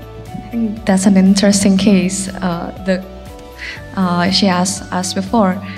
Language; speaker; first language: English; non-native, fluent; Indonesian